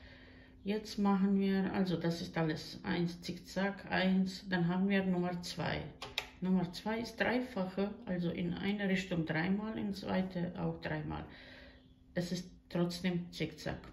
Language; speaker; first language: German; non-native, learner; Croatian